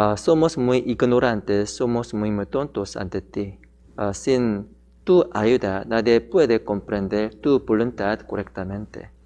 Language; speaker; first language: Spanish; non-native, learner; Korean